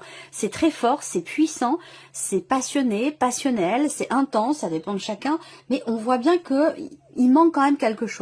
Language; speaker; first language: French; native; French